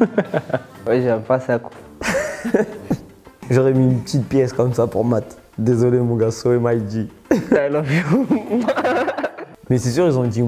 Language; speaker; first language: French; native; French